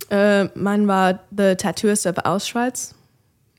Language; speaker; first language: German; non-native, fluent; English